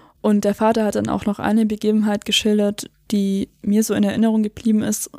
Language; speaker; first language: German; native; German